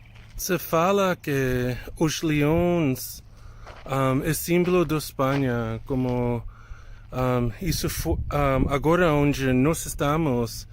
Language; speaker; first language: Portuguese; non-native, learner; English